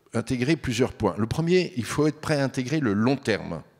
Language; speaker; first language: French; native; French